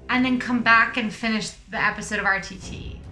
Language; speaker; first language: English; native; English